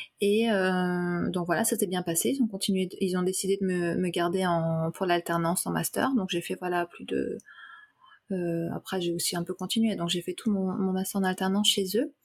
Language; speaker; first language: French; native; French